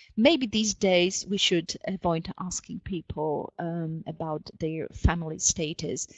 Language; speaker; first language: English; non-native, fluent; Polish